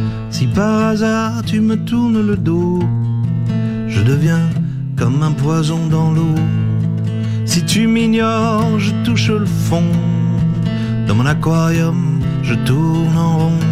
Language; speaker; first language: French; native; French